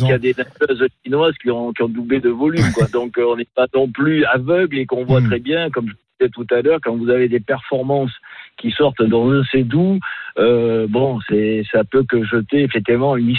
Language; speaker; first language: French; native; French